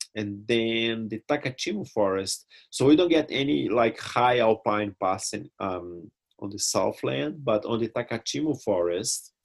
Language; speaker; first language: English; non-native, fluent; Portuguese